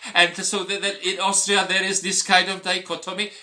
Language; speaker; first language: English; non-native, fluent; Czech